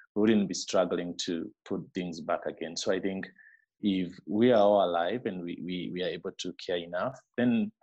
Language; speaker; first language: English; non-native, local second language; Meru